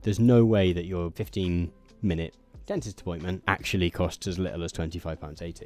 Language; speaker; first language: English; native; English